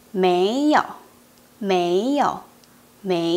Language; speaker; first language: Chinese; non-native, fluent; Indonesian